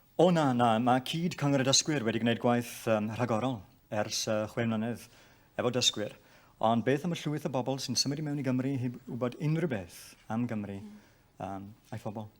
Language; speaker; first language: Welsh; non-native, local second language; English